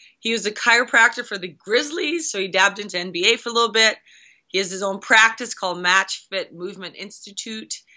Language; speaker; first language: English; native; English